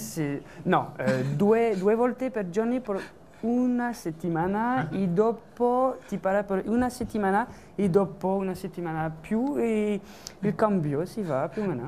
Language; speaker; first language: Italian; non-native, learner; French